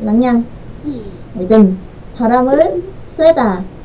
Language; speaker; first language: Korean; non-native, fluent; Vietnamese